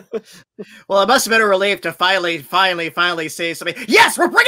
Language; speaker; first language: English; native; English